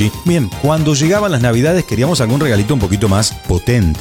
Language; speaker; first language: Spanish; native; Spanish